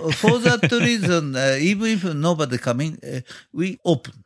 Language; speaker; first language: English; non-native, learner; Japanese